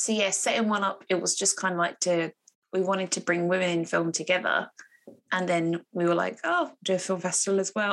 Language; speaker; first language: English; native; English